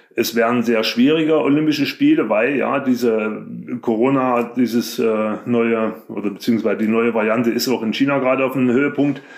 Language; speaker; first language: German; native; German